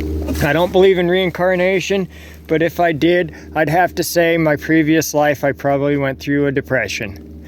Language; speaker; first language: English; native; English